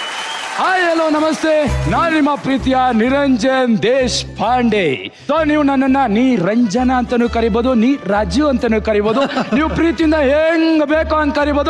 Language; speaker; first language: Kannada; native; Kannada